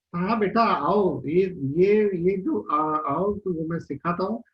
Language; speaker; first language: Hindi; non-native, local second language; Marathi